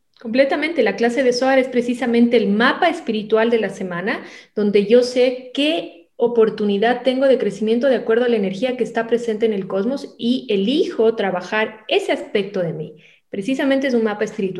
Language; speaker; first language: Spanish; native; Spanish